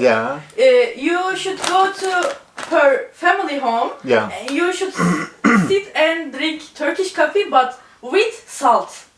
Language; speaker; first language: English; non-native, learner; Turkish